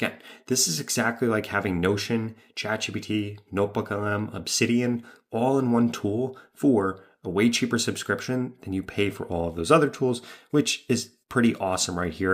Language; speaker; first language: English; native; English